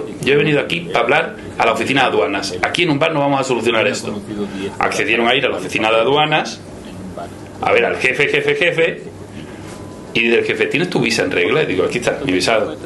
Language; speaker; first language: Spanish; native; Spanish